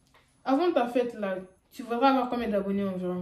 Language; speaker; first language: French; native; French